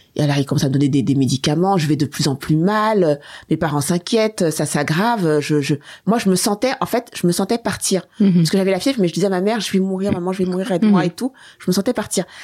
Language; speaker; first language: French; native; French